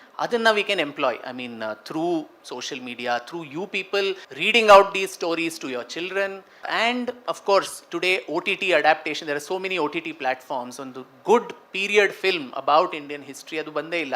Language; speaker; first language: English; non-native, local second language; Kannada